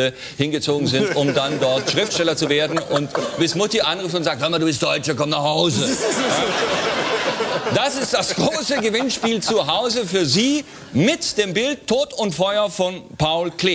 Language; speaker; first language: German; native; German